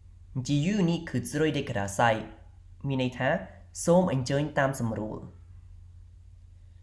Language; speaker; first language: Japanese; non-native, fluent; Khmer